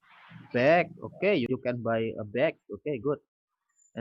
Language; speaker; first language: English; non-native, fluent; Indonesian